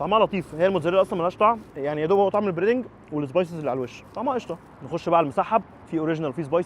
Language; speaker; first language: Arabic; native; Arabic